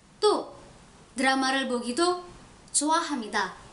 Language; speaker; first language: Korean; non-native, learner; Indonesian